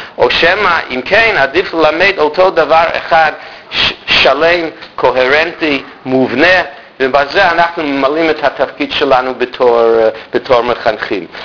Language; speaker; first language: Hebrew; non-native, fluent; English